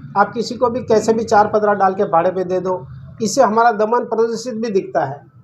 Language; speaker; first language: Hindi; non-native, local second language; Gujarati